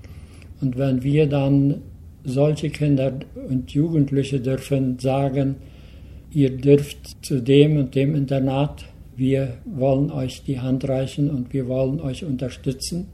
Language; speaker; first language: German; early bilingual, heritage; Low German